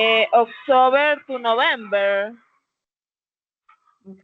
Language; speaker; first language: English; non-native, learner; Spanish